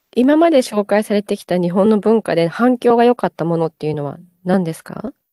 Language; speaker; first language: Japanese; native; Japanese